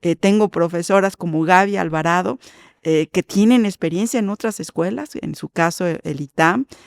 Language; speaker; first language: Spanish; native; Spanish